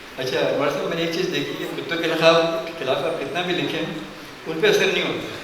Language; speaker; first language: Urdu; non-native, local second language; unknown